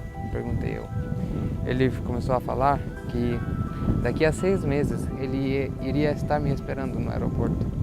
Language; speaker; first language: Portuguese; non-native, fluent; Albanian